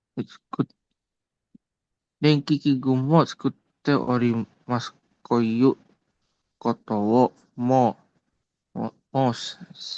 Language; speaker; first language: Japanese; non-native, learner; Indonesian